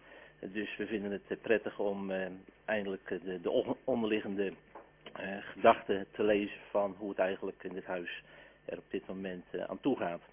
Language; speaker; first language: Dutch; native; Dutch